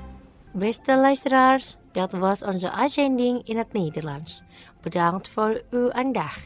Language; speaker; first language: Dutch; non-native, fluent; Indonesian